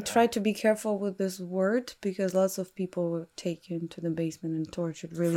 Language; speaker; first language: English; non-native, fluent; Russian